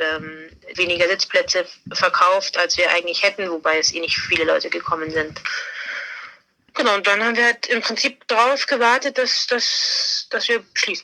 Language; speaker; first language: German; native; German